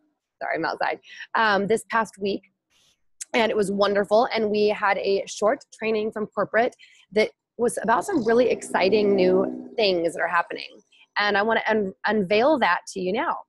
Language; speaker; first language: English; native; English